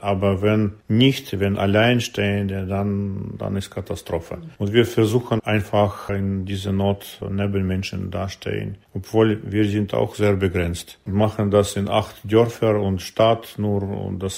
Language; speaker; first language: German; non-native, learner; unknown